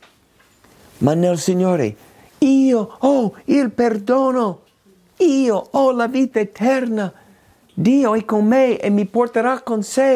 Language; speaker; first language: Italian; non-native, fluent; English